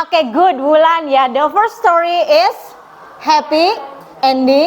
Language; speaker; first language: English; non-native, fluent; Indonesian